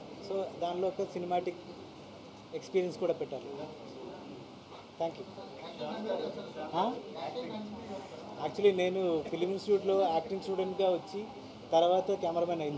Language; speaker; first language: Telugu; non-native, fluent; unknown